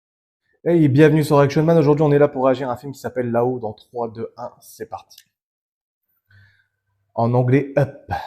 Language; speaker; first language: French; native; French